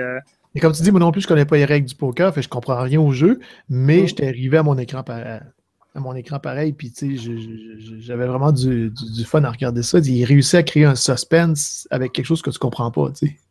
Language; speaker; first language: French; native; French